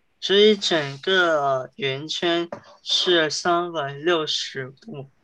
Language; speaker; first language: Chinese; early bilingual, heritage; Chinese